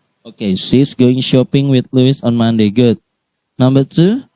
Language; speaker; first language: English; non-native, learner; Indonesian